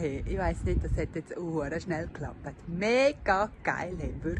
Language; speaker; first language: German; native; German